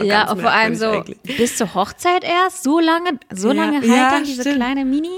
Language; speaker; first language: German; early bilingual, other home language; Russian